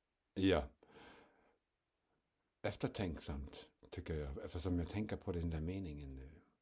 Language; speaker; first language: Swedish; non-native, fluent; German